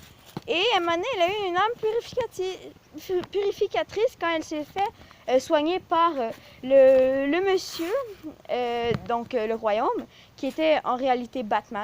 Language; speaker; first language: French; native; French